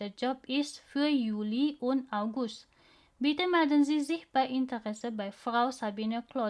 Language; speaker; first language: German; non-native, learner; Indonesian